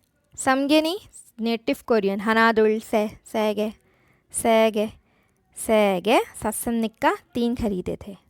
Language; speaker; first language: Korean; non-native, fluent; Urdu